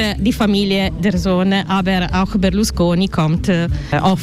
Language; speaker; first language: German; non-native, fluent; Italian